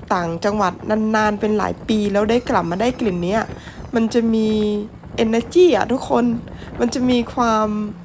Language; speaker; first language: Thai; non-native, local second language; Northern Khmer